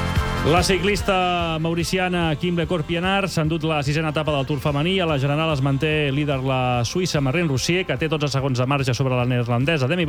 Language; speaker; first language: Catalan; native; Catalan